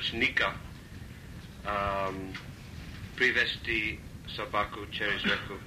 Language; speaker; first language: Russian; non-native, learner; English